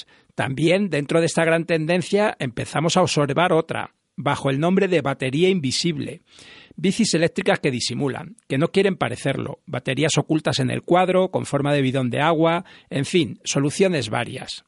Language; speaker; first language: Spanish; native; Spanish